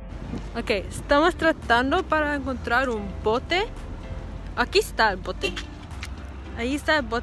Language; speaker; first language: Spanish; early bilingual, heritage; Spanish